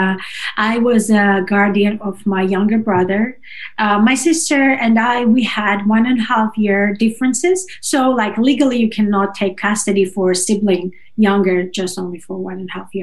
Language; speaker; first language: English; non-native, fluent; Russian